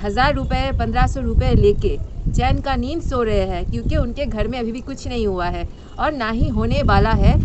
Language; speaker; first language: Hindi; non-native, local second language; Bangla